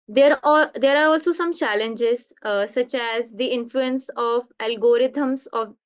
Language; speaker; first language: English; non-native, local second language; Hindi